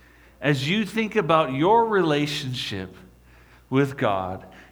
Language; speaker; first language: English; native; English